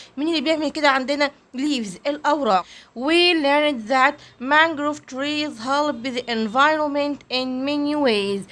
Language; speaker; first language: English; non-native, fluent; Arabic